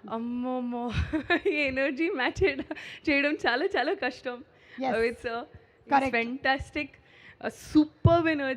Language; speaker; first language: Telugu; non-native, learner; Hindi